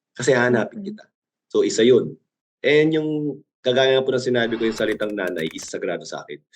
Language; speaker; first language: Filipino; early bilingual, other home language; Korean